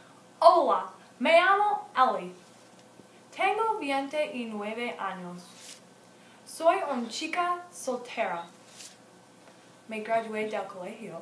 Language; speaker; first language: Spanish; non-native, learner; English